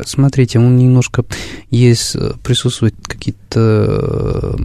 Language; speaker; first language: Russian; non-native, fluent; Spanish